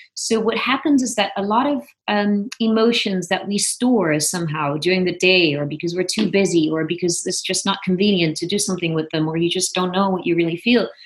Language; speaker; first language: English; non-native, fluent; Dutch